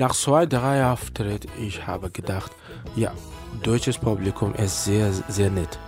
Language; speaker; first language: German; non-native, learner; Persian